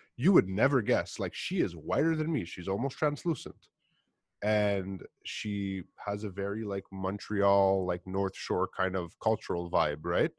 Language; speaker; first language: English; native; English